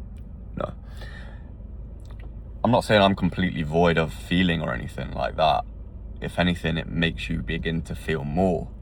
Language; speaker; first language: English; native; English